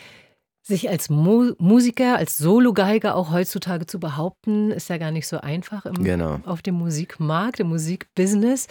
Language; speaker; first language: German; native; German